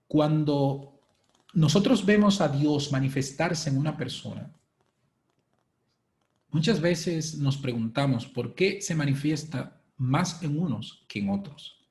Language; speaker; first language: Spanish; native; Spanish